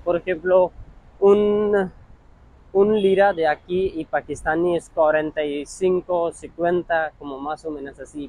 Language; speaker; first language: Spanish; non-native, learner; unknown